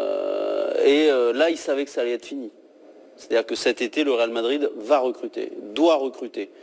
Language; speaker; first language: French; native; French